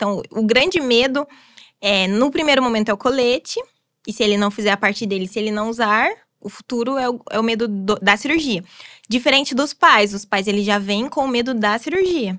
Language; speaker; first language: Portuguese; native; Portuguese